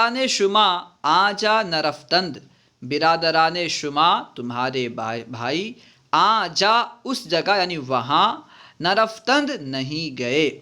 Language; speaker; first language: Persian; non-native, fluent; Urdu